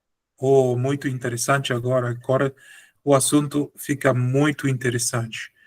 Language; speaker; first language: Portuguese; non-native, fluent; Spanish